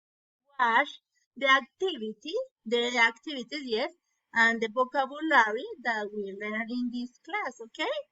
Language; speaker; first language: English; non-native, learner; Spanish